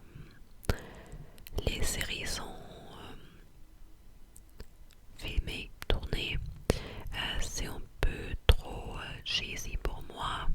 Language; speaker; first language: French; non-native, fluent; English